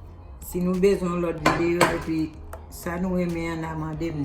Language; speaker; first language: French; non-native, learner; Haitian Creole